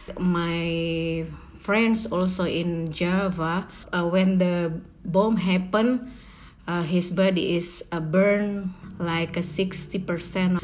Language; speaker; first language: English; non-native, learner; Indonesian